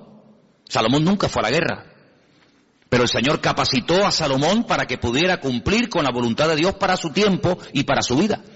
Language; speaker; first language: Spanish; native; Spanish